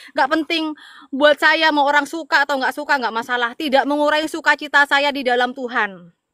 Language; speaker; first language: Indonesian; non-native, local second language; Madurese